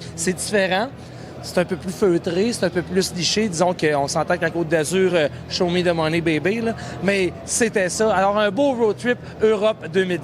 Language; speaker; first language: French; native; French